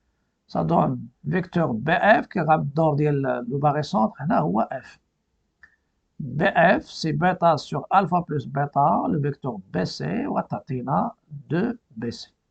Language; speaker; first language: French; non-native, local second language; Arabic